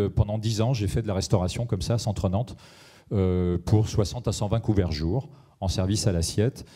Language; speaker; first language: French; native; French